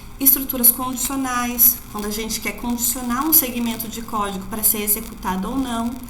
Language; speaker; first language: Portuguese; native; Portuguese